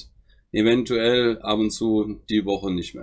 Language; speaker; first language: German; native; German